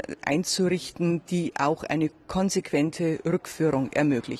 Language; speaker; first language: German; native; German